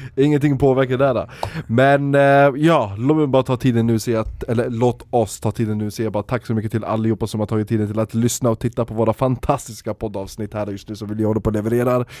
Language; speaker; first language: Swedish; early bilingual, other home language; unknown